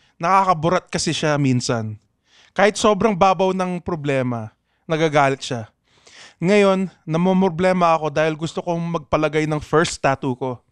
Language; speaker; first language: Filipino; non-native, local second language; Pangasinan